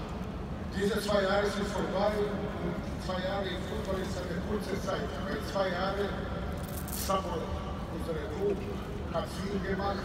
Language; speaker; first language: German; non-native, fluent; Serbian